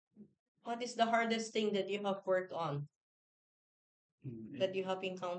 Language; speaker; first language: English; non-native, fluent; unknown